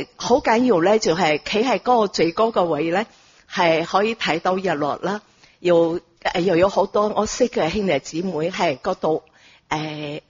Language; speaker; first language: Cantonese; non-native, fluent; Chinese